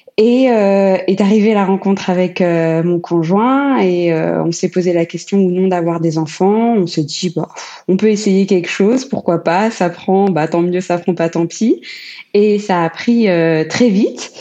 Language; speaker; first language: French; native; French